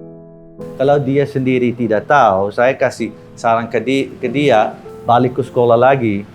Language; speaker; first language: Indonesian; non-native, learner; Dutch